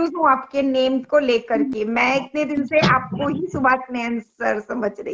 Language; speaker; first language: Hindi; native; Hindi